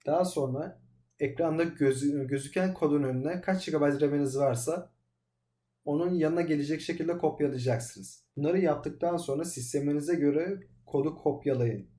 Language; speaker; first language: Turkish; native; Turkish